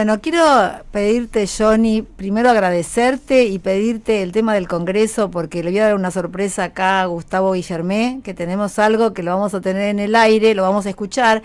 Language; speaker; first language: Spanish; native; Spanish